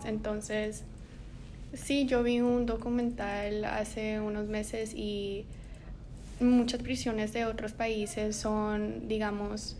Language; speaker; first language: Spanish; early bilingual, heritage; Spanish